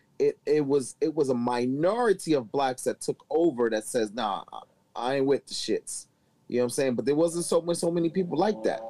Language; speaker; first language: English; native; English